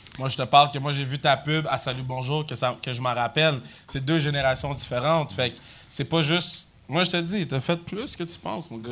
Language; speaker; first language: French; native; French